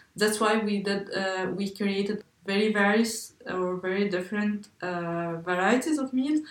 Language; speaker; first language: English; non-native, fluent; Arabic